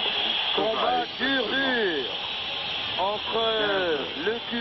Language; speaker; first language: French; native; French